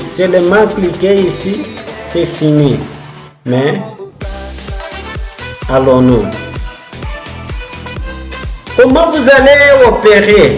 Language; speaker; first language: French; non-native, fluent; Portuguese